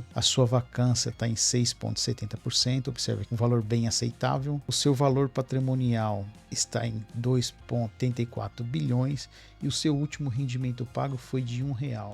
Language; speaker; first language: Portuguese; native; Portuguese